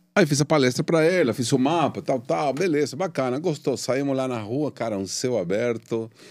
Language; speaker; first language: Portuguese; non-native, fluent; Spanish